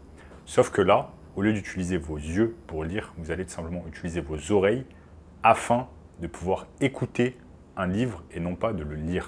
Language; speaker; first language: French; native; French